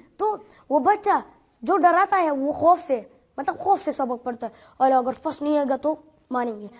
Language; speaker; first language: Urdu; non-native, local second language; Pashto